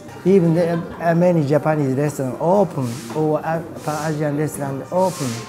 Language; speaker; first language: English; non-native, learner; Japanese